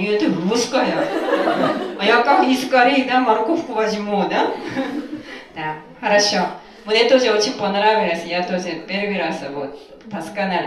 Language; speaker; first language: Russian; non-native, fluent; Korean